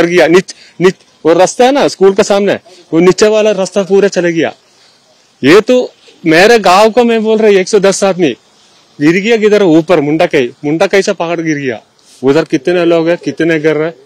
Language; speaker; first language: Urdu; non-native, local second language; Malayalam